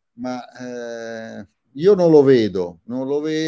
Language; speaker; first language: Italian; native; Italian